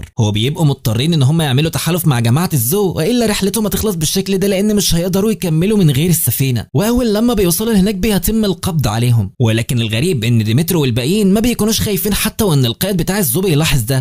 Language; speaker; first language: Arabic; native; Arabic